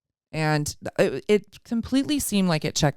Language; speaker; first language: English; native; English